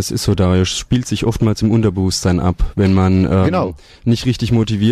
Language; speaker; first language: German; native; German